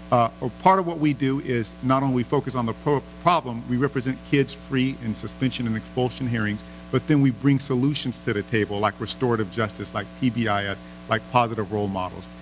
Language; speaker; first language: English; native; English